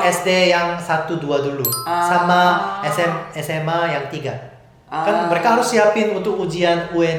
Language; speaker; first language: Indonesian; non-native, fluent; Korean